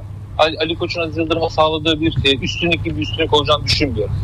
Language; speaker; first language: Turkish; native; Turkish